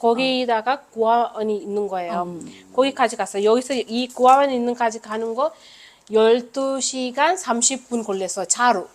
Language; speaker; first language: Korean; non-native, learner; Malayalam